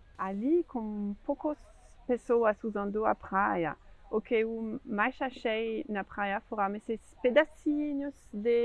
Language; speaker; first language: Portuguese; non-native, fluent; French